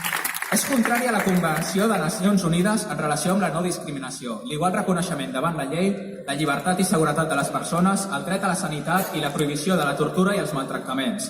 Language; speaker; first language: Catalan; native; Catalan